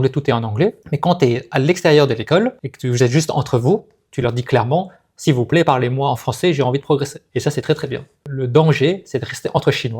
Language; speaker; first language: French; native; French